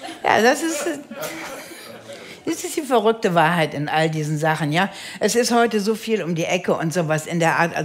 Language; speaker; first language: German; native; German